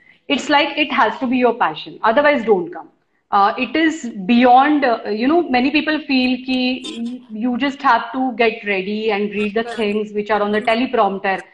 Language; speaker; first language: English; non-native, local second language; Marathi